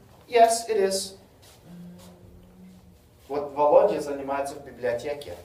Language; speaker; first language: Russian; non-native, fluent; English